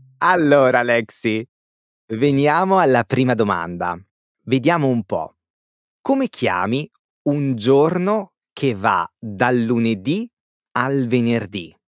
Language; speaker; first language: Italian; native; Italian